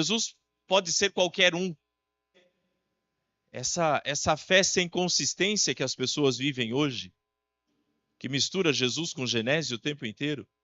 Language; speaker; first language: Portuguese; native; Portuguese